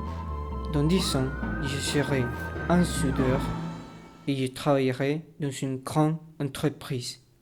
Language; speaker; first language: French; non-native, learner; Spanish